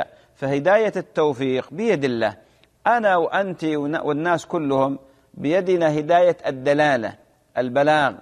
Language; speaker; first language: Arabic; native; Arabic